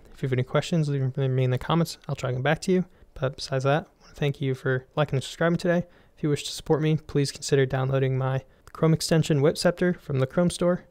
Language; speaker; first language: English; native; English